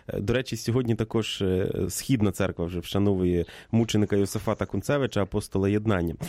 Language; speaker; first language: Ukrainian; native; Ukrainian